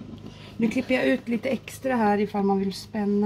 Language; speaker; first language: Swedish; native; Swedish